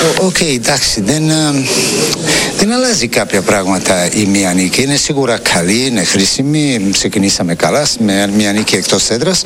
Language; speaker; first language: Greek; non-native, fluent; Serbian